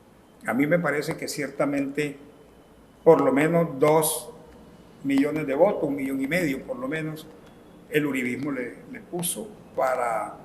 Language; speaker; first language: Spanish; native; Spanish